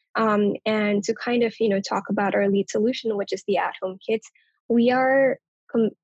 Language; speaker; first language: English; non-native, local second language; Nepali